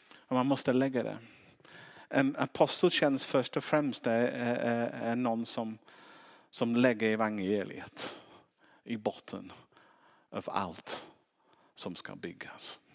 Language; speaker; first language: Swedish; non-native, fluent; English